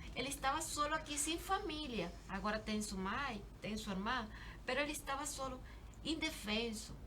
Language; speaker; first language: Portuguese; non-native, learner; Spanish